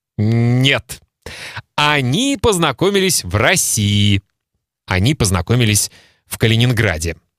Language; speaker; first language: Russian; native; Russian